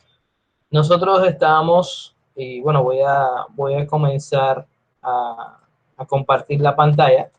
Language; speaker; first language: Spanish; native; Spanish